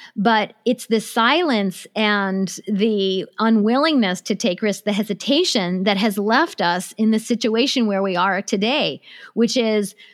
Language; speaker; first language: English; native; English